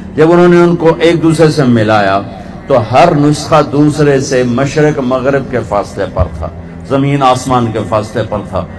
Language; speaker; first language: Urdu; non-native, local second language; Punjabi